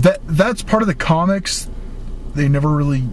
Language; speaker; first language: English; native; English